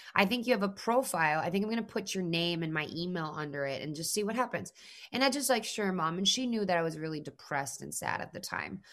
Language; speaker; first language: English; non-native, fluent; Spanish